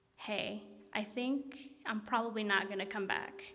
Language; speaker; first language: English; native; English